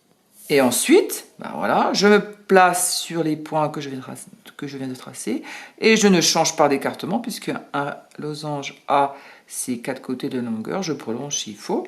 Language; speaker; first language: French; native; French